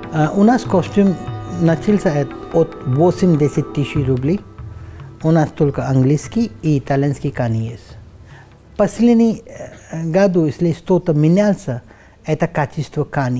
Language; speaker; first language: Russian; non-native, learner; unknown